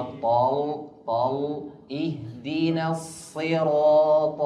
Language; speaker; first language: Arabic; native; Arabic